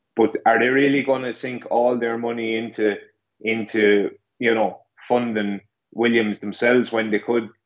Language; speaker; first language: English; native; English